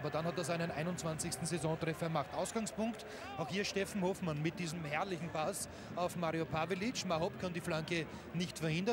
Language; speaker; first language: German; native; German